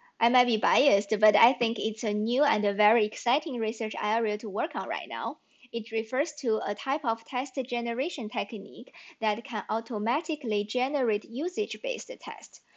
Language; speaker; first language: English; non-native, fluent; Chinese